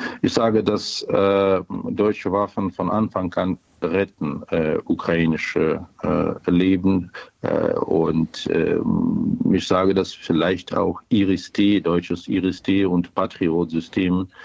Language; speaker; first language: German; non-native, fluent; Ukrainian